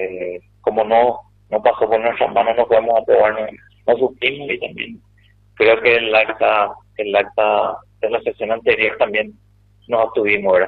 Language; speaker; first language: Spanish; native; Spanish